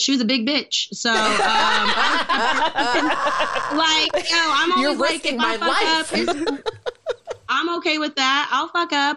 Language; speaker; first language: English; native; English